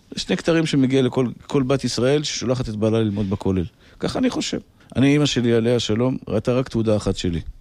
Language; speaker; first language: Hebrew; native; Hebrew